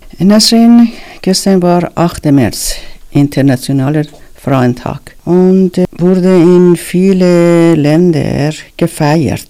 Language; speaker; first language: German; non-native, learner; Persian